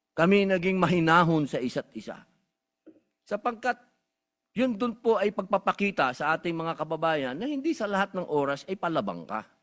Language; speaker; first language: Filipino; native; Filipino